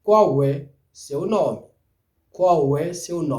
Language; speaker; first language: Portuguese; non-native, fluent; Haitian Creole